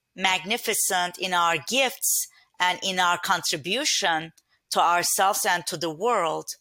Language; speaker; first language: English; non-native, fluent; Turkish